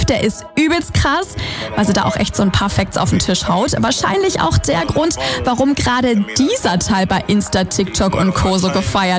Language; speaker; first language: German; native; German